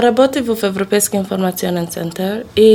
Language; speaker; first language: Bulgarian; non-native, learner; English